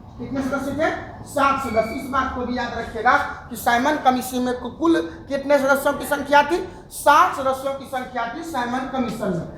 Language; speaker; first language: Hindi; native; Hindi